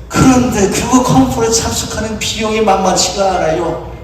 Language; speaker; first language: Korean; native; Korean